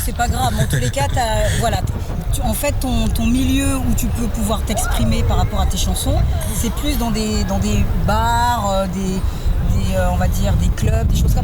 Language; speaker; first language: French; native; French